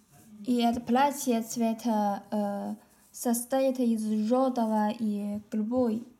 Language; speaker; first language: Russian; non-native, learner; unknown